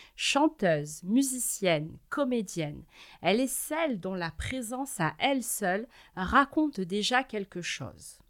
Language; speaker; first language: French; native; French